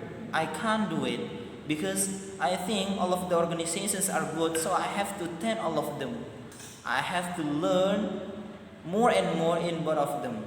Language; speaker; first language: English; non-native, learner; Madurese